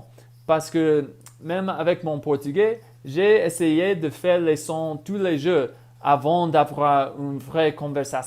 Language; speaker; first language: French; non-native, fluent; English